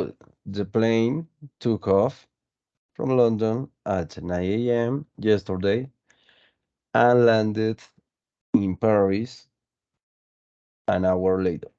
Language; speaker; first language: English; non-native, fluent; Spanish